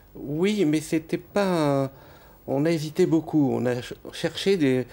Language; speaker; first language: French; native; French